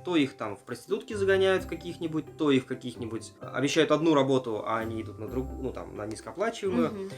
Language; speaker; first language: Russian; native; Russian